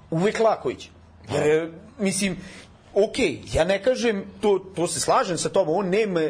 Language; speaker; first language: Serbian; non-native, local second language; Rusyn